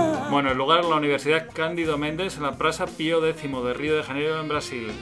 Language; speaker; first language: Spanish; native; Spanish